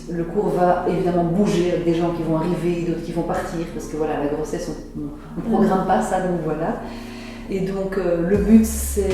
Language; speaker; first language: French; native; French